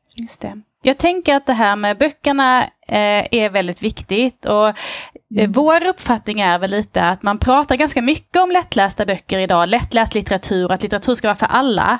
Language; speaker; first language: Swedish; native; Swedish